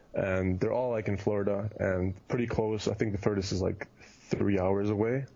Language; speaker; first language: English; early bilingual, heritage; German